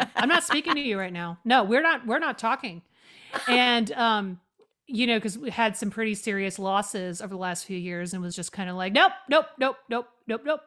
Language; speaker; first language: English; native; English